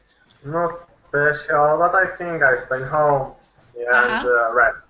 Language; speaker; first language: English; non-native, learner; Polish